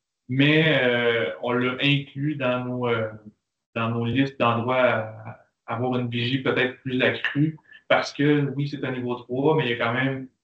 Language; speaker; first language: French; native; French